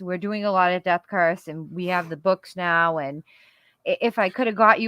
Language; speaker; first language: English; native; English